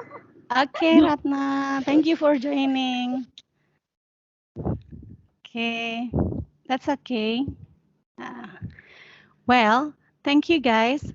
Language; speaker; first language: English; non-native, learner; Indonesian